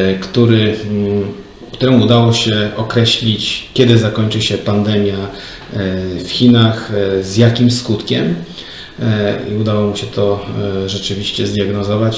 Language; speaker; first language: Polish; native; Polish